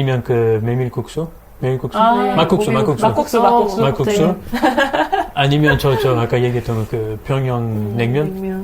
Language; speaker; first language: Korean; non-native, fluent; French